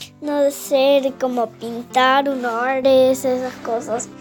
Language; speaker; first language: Spanish; early bilingual, heritage; Spanish